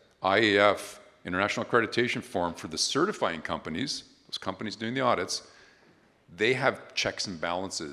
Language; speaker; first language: English; native; English